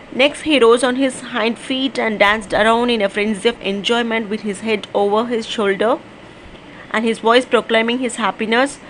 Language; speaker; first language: English; non-native, local second language; Tamil